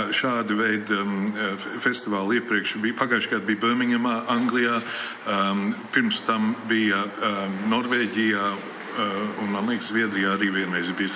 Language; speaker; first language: Latvian; early bilingual, heritage; Latvian